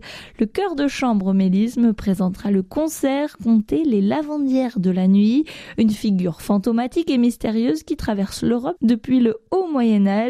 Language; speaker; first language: French; native; French